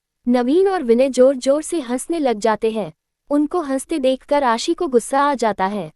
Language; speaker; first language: Hindi; native; Hindi